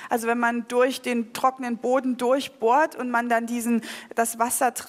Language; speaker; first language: German; native; German